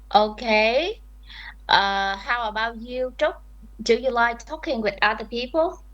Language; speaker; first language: English; non-native, fluent; Vietnamese